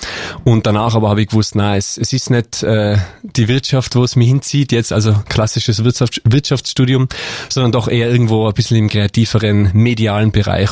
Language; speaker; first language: German; native; German